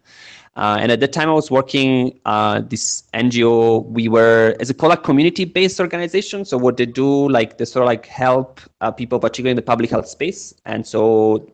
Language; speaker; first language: English; non-native, fluent; Italian